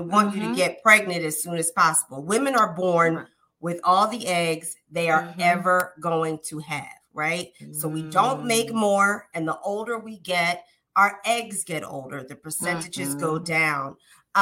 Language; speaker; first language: English; native; English